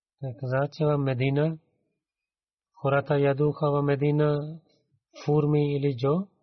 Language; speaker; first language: Bulgarian; non-native, learner; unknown